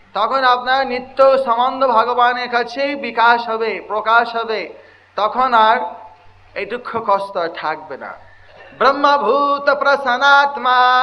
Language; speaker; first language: Bangla; non-native, fluent; English